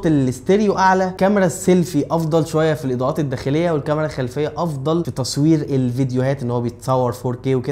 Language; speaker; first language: Arabic; native; Arabic